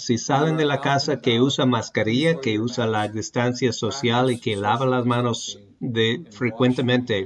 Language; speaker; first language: Spanish; non-native, fluent; English